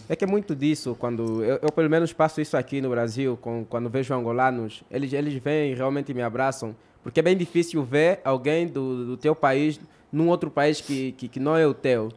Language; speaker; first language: Portuguese; native; Portuguese